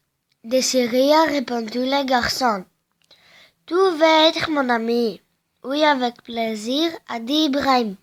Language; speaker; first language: French; non-native, learner; Greek